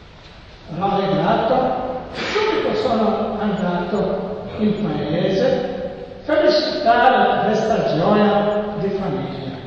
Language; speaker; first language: Italian; non-native, learner; Serbian